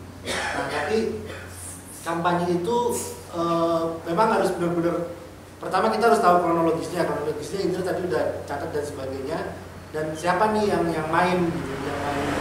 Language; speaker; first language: Indonesian; native; Indonesian